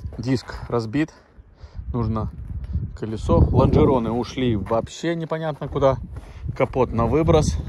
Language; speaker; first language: Russian; native; Russian